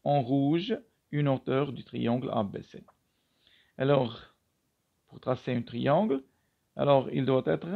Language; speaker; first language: French; non-native, local second language; Arabic